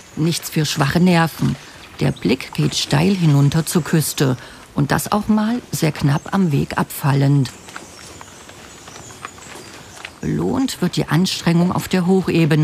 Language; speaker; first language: German; native; German